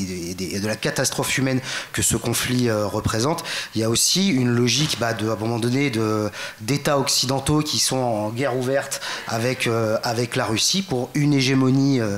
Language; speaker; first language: French; native; French